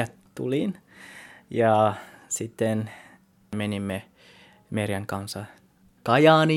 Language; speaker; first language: Finnish; non-native, learner; Tswana